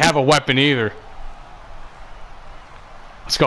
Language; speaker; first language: English; native; English